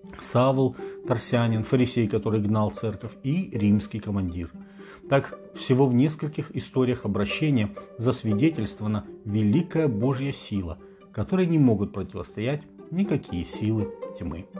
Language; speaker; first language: Russian; native; Russian